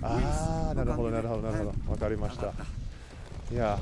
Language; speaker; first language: Japanese; non-native, learner; English